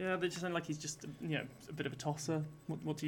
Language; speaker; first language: English; native; English